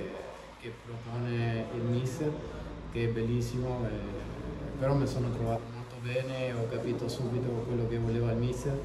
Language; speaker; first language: Italian; non-native, fluent; Spanish